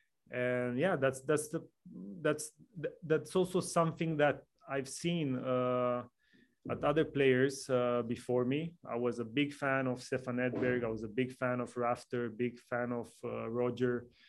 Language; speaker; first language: English; non-native, fluent; Romanian